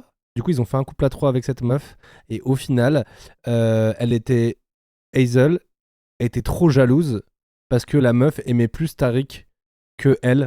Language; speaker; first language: French; native; French